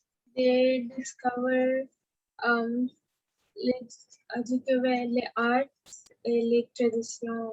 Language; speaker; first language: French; non-native, learner; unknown